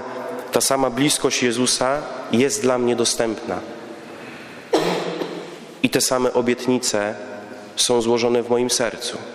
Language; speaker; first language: Polish; native; Polish